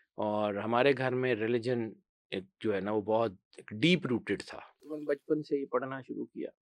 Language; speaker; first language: Urdu; non-native, local second language; Punjabi